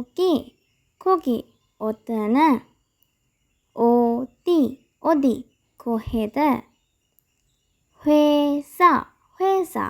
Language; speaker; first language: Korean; non-native, fluent; Sinhala